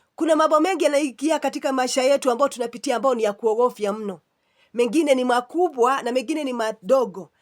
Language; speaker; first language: Swahili; non-native, local second language; Kikuyu